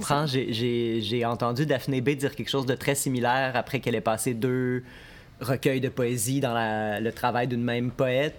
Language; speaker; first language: French; native; French